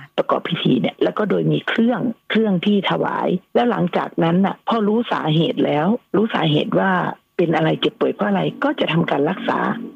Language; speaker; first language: Thai; non-native, local second language; Northeastern Thai